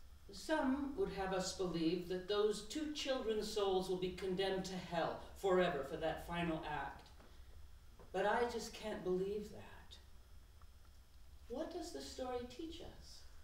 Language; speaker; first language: English; native; English